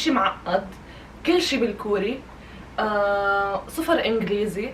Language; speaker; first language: Arabic; native; Arabic